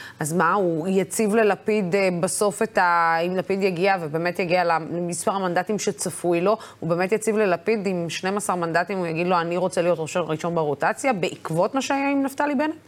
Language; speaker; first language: Hebrew; non-native, local second language; Arabic